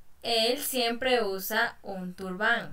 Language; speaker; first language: Spanish; non-native, fluent; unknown